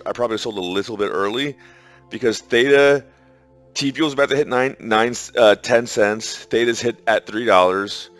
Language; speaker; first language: English; native; English